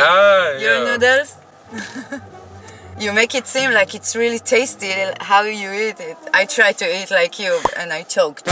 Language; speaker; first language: English; non-native, fluent; Hebrew